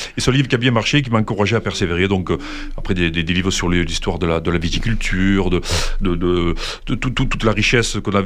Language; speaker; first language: French; native; French